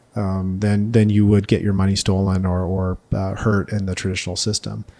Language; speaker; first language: English; native; English